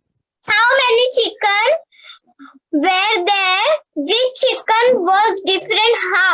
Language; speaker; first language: English; non-native, learner; Hindi